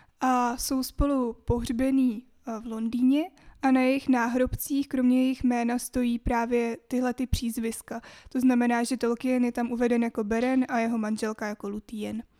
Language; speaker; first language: Czech; native; Czech